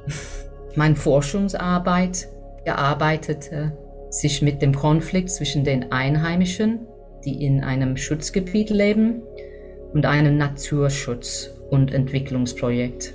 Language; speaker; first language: German; non-native, fluent; English